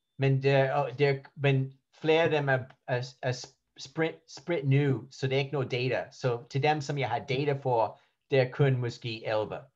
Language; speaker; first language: Danish; non-native, learner; English